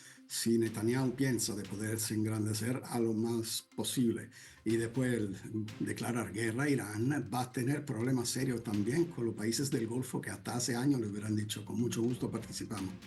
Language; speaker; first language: Spanish; non-native, fluent; Italian